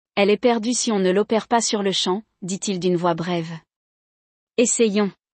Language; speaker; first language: French; non-native, local second language; Arabic